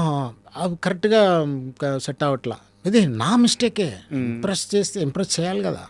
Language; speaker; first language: Telugu; non-native, fluent; Tamil